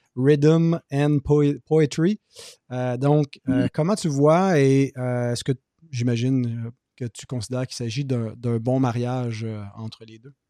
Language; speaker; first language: French; native; French